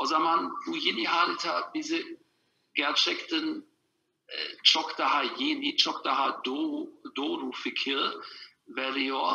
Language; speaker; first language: Turkish; non-native, learner; German